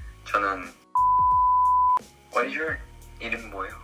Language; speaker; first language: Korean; non-native, learner; Indonesian